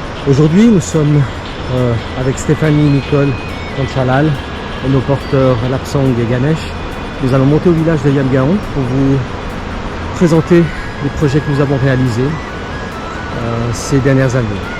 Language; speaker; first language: French; native; French